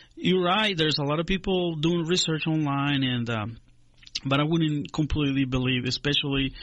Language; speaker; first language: English; non-native, fluent; Spanish